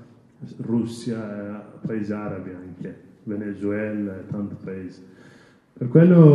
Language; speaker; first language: Italian; non-native, learner; Kurdish